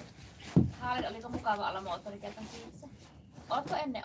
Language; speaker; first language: Finnish; native; Finnish